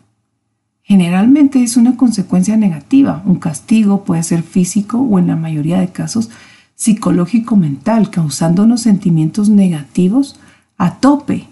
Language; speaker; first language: Spanish; native; Spanish